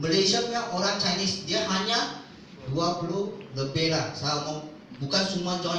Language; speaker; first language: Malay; non-native, local second language; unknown